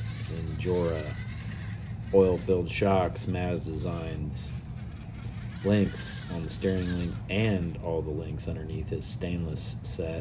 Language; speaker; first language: English; native; English